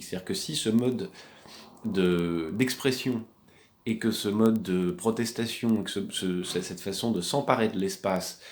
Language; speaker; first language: French; native; French